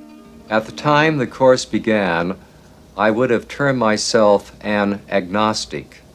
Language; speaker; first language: English; native; English